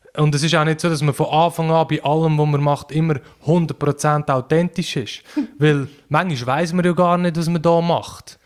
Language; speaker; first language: German; native; German